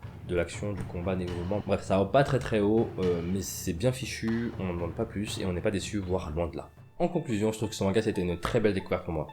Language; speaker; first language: French; native; French